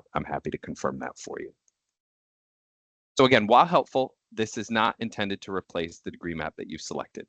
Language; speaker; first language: English; native; English